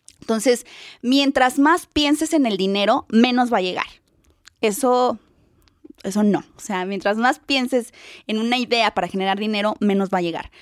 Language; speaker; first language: Spanish; native; Spanish